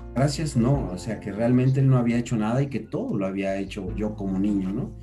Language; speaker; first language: Spanish; native; Spanish